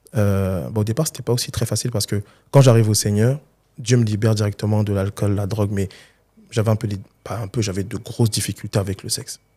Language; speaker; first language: French; early bilingual, other home language; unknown